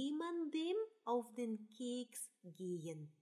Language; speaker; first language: German; non-native, fluent; Russian